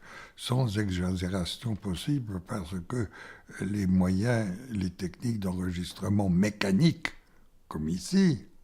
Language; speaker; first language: French; non-native, fluent; Bulgarian